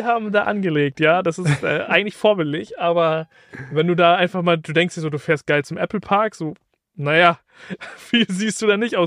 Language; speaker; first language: German; native; German